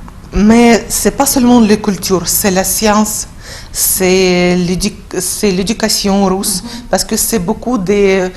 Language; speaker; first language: French; non-native, fluent; Russian